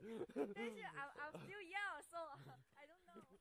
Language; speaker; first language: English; non-native, learner; Chinese